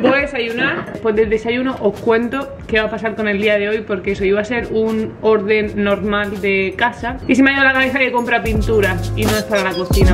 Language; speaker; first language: Spanish; native; Spanish